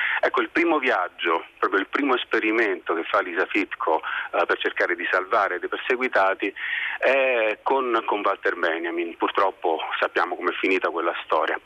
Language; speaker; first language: Italian; native; Italian